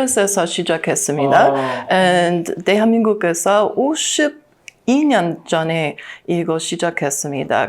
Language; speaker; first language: Korean; non-native, learner; English